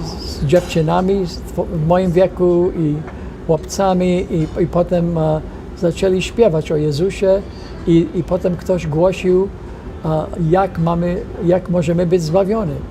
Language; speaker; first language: Polish; non-native, fluent; English